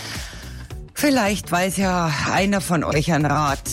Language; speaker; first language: German; native; German